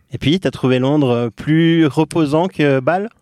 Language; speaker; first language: French; native; French